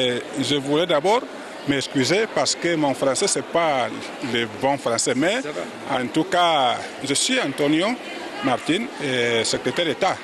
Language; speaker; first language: French; non-native, learner; Spanish